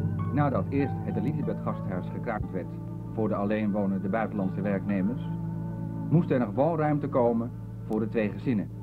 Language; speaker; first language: Dutch; native; Dutch